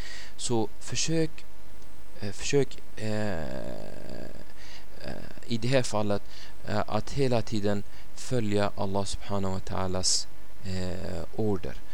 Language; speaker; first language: Swedish; non-native, fluent; Arabic